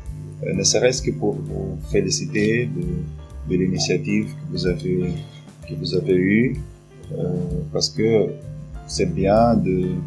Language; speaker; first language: French; non-native, fluent; Portuguese